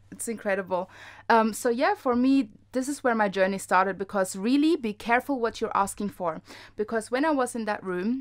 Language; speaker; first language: English; non-native, fluent; German